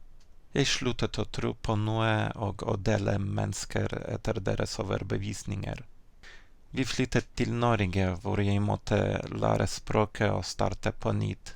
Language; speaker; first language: Norwegian; non-native, fluent; Ukrainian